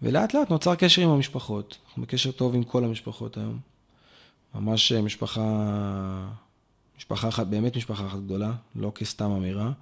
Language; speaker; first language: Hebrew; native; Hebrew